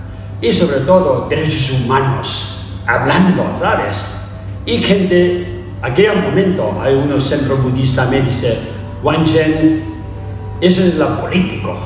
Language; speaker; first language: Spanish; non-native, learner; Tibetan